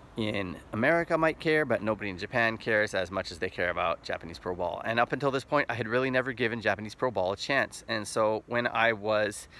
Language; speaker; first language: English; native; English